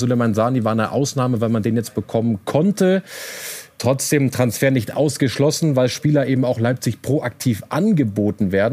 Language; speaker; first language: German; native; German